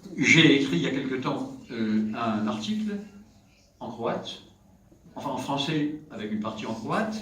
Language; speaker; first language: French; native; French